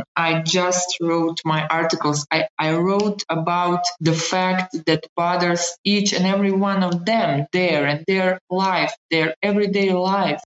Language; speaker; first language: English; non-native, fluent; Bosnian